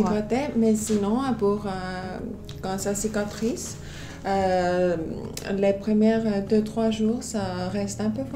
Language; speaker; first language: French; non-native, fluent; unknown